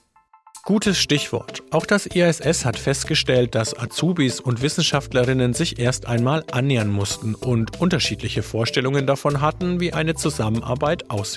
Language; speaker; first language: German; native; German